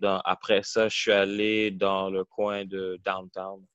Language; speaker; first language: French; early bilingual, heritage; French